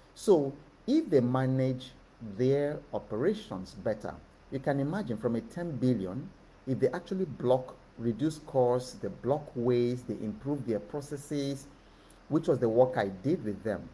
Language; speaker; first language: English; non-native, local second language; Igbo